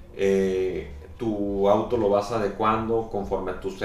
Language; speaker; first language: Spanish; native; Spanish